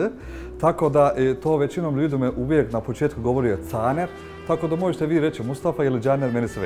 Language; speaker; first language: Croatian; non-native, fluent; Turkish